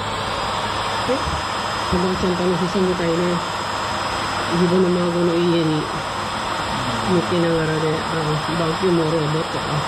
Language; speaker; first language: Japanese; non-native, learner; Filipino